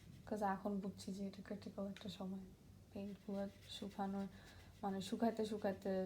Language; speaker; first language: Bangla; early bilingual, other home language; English